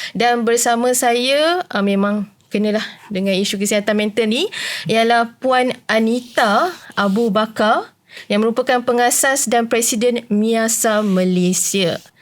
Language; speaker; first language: Malay; native; Malay